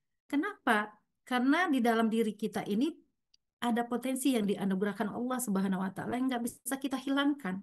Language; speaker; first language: Indonesian; native; Indonesian